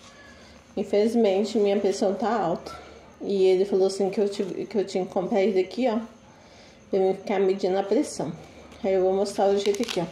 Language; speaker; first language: Portuguese; native; Portuguese